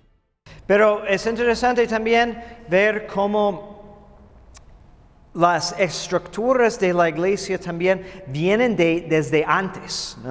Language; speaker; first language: Spanish; non-native, fluent; English